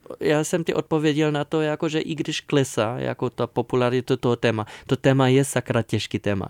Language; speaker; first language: Czech; non-native, fluent; German